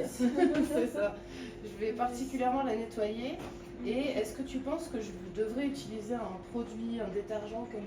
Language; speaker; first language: French; native; French